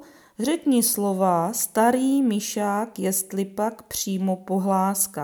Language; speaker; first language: Czech; native; Czech